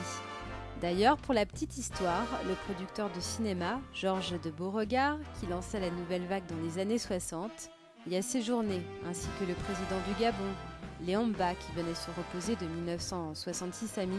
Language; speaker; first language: French; native; French